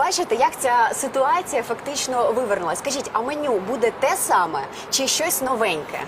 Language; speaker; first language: Ukrainian; native; Ukrainian